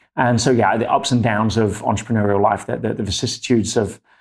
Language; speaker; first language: English; native; English